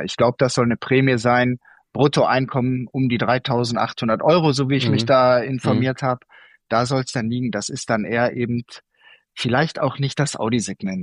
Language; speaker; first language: German; native; German